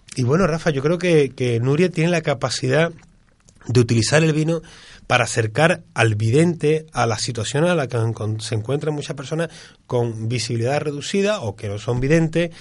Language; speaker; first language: Spanish; native; Spanish